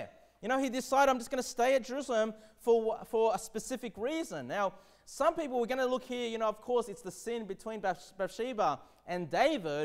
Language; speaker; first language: English; native; English